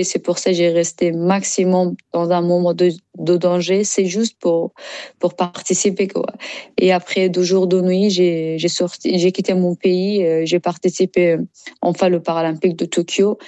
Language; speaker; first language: French; non-native, learner; Persian